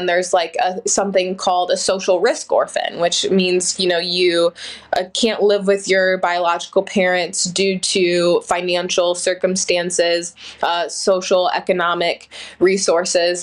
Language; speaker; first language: English; native; English